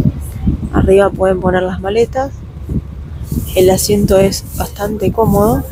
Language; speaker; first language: Spanish; native; Spanish